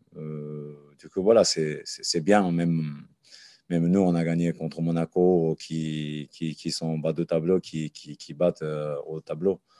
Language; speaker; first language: French; non-native, learner; Japanese